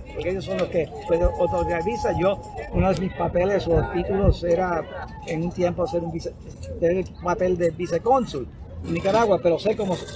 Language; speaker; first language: Spanish; non-native, fluent; English